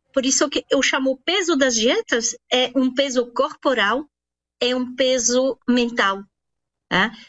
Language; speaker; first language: Portuguese; non-native, fluent; French